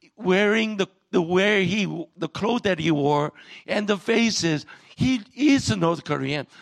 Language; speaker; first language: English; non-native, fluent; Korean